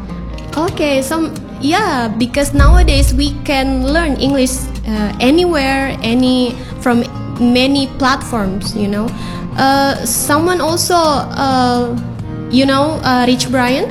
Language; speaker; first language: English; non-native, fluent; Indonesian